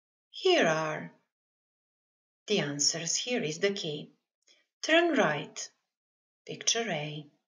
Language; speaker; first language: English; non-native, fluent; Serbian